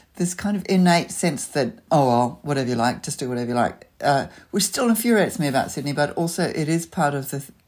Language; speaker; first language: English; native; English